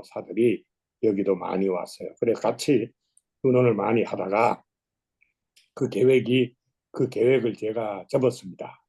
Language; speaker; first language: Korean; native; Korean